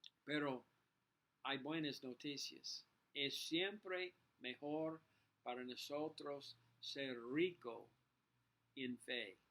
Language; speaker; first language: Spanish; non-native, learner; English